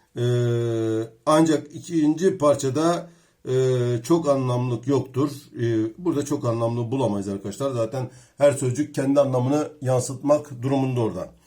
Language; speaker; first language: Turkish; native; Turkish